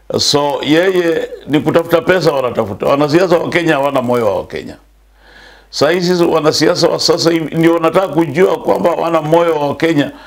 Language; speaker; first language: Swahili; non-native, local second language; Luyia